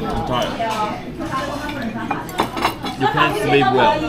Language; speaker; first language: English; non-native, learner; Chinese